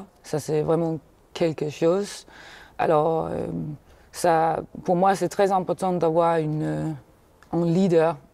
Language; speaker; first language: French; non-native, fluent; Danish